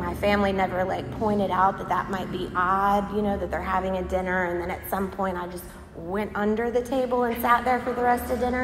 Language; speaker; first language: English; native; English